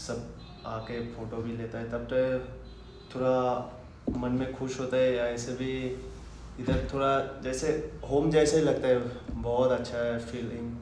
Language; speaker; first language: Hindi; non-native, local second language; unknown